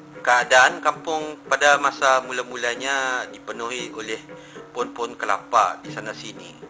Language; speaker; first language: Malay; native; Malay